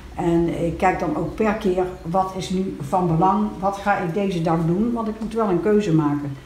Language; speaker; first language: Dutch; native; Dutch